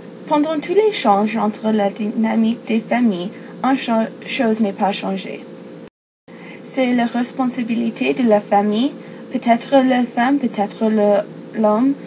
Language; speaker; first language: French; non-native, learner; English